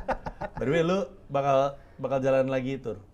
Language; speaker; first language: Indonesian; native; Indonesian